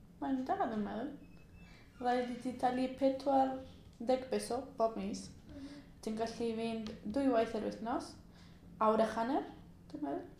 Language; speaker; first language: Welsh; non-native, learner; Spanish